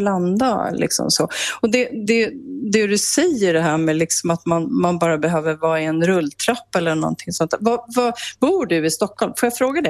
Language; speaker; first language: Swedish; native; Swedish